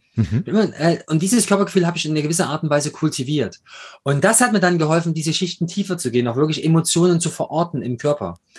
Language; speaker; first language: German; native; German